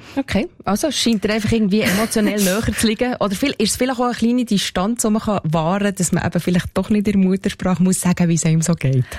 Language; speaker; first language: German; native; German